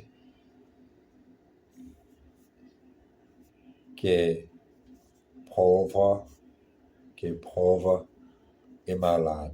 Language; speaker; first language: French; non-native, learner; German